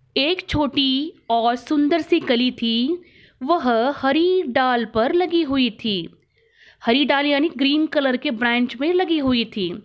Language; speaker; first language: Hindi; non-native, local second language; Kannada